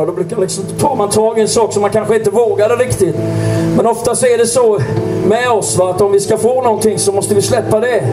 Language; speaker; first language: Swedish; native; Swedish